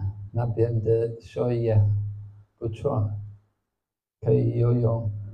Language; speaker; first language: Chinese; non-native, fluent; English